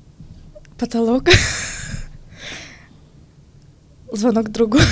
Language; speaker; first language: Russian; early bilingual, other home language; Tajik